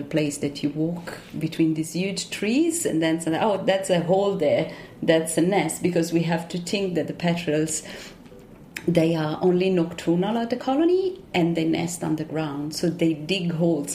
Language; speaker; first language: English; non-native, fluent; Italian